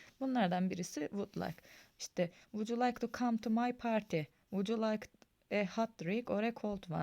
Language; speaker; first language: English; non-native, fluent; Turkish